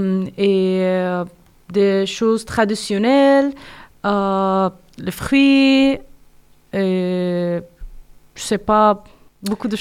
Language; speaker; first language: French; non-native, learner; Persian